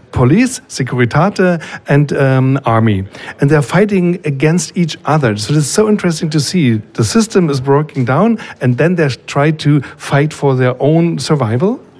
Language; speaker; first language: English; non-native, fluent; German